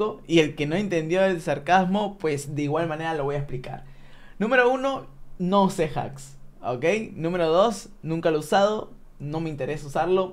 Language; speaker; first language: Spanish; native; Spanish